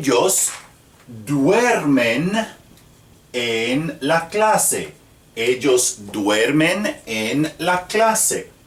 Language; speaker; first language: Spanish; non-native, fluent; English